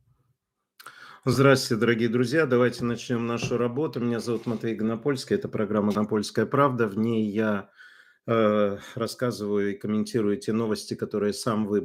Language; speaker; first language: Russian; native; Russian